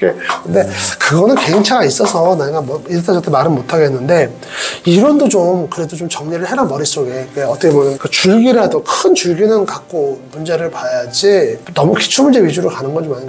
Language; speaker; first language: Korean; native; Korean